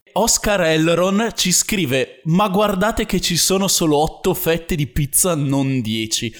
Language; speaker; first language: Italian; native; Italian